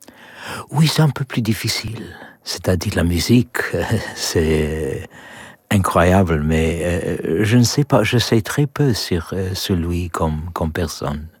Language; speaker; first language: French; non-native, learner; English